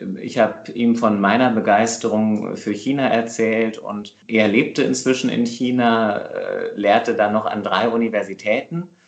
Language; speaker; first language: German; native; German